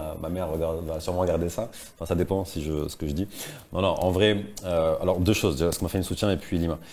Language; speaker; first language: French; non-native, local second language; Arabic